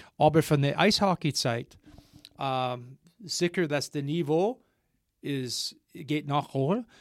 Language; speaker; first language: German; non-native, learner; English